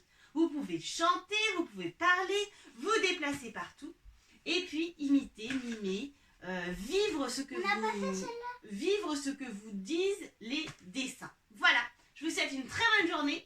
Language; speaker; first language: French; native; French